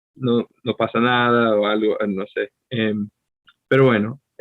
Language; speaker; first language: Spanish; non-native, fluent; English